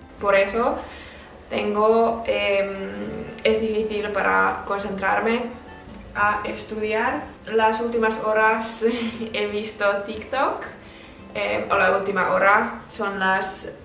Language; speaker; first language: Spanish; non-native, learner; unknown